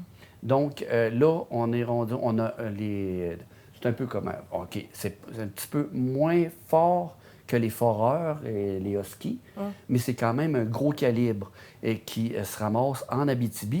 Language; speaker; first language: French; native; French